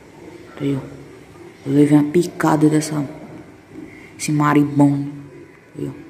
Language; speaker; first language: Portuguese; native; Portuguese